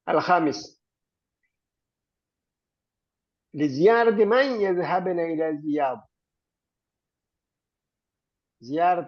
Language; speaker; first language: Arabic; non-native, fluent; Malayalam